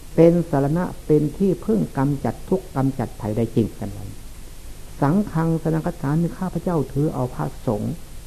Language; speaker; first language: Thai; non-native, local second language; Lao